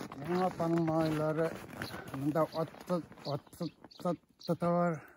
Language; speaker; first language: Tatar; native; Tatar